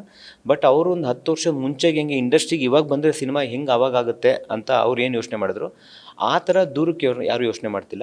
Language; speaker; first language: Kannada; native; Kannada